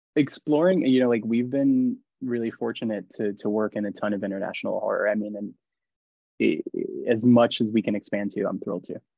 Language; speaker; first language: English; native; English